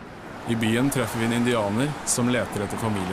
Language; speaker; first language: Norwegian; native; Norwegian